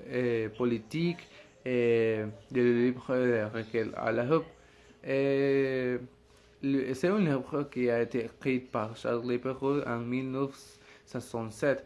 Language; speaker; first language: French; non-native, learner; Spanish